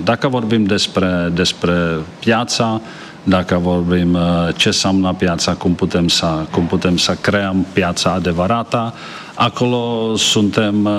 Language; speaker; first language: Romanian; non-native, fluent; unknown